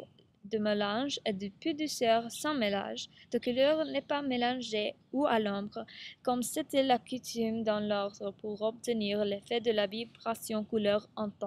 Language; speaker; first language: French; non-native, learner; English